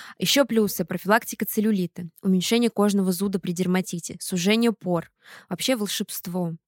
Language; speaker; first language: Russian; native; Russian